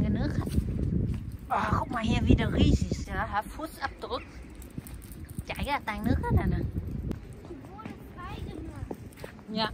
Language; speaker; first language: German; non-native, learner; Vietnamese